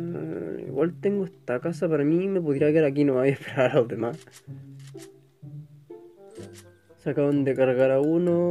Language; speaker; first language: Spanish; native; Spanish